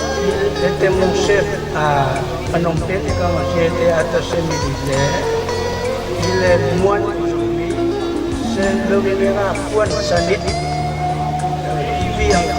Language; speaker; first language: French; non-native, local second language; Lao